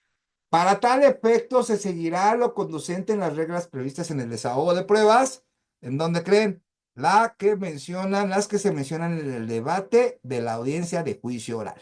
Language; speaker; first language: Spanish; native; Spanish